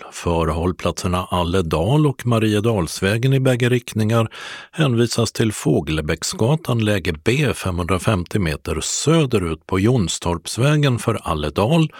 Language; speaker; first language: Swedish; native; Swedish